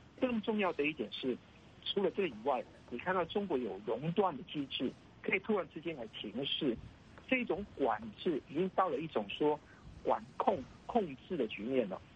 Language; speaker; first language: Chinese; non-native, local second language; Cantonese